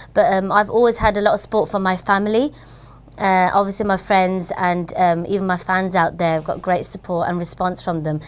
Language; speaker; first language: English; native; English